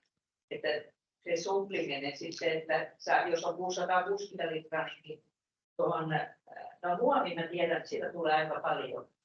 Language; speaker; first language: Finnish; native; Finnish